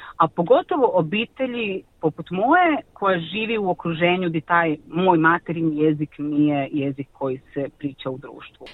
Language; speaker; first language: Croatian; native; Croatian